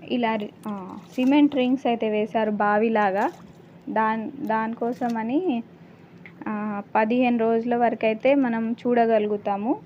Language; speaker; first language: Telugu; native; Telugu